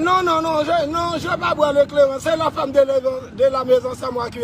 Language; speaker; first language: French; non-native, learner; Haitian Creole